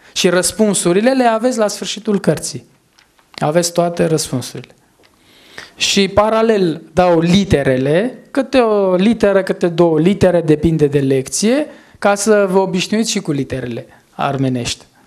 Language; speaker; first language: Romanian; non-native, fluent; Armenian